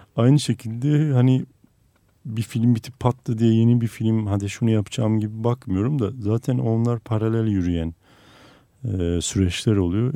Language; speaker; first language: Turkish; non-native, local second language; Armenian